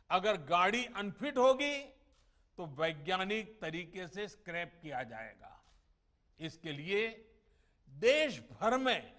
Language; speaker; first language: Hindi; non-native, local second language; Gujarati